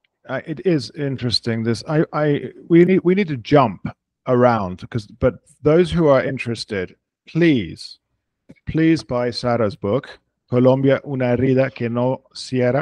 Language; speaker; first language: English; native; English